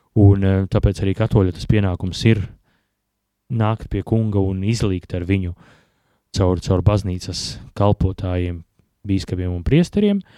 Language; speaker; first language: Latvian; native; Latvian